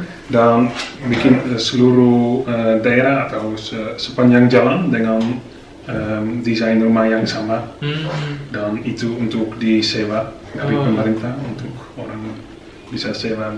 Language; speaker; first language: Indonesian; non-native, fluent; Dutch